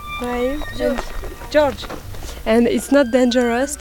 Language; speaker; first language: English; non-native, fluent; French